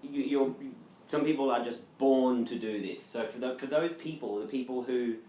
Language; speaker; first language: English; native; English